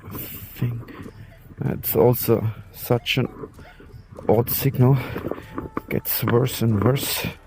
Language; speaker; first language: English; non-native, learner; German